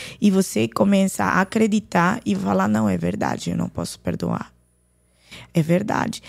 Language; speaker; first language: Portuguese; non-native, fluent; Arabic